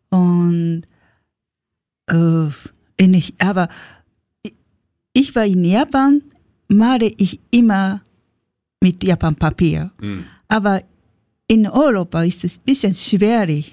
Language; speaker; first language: German; non-native, learner; Japanese